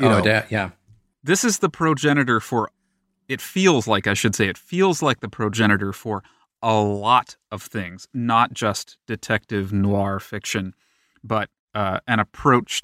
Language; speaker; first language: English; native; English